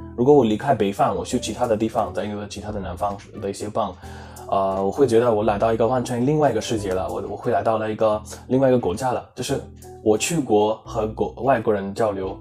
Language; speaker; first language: Chinese; non-native, fluent; Hindi